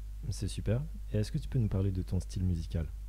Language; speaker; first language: French; native; French